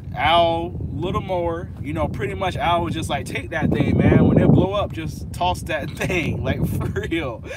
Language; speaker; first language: English; native; English